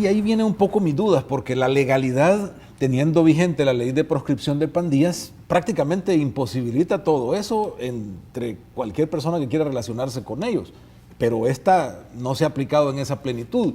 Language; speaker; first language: Spanish; native; Spanish